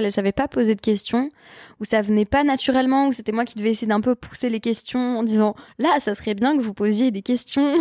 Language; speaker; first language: French; native; French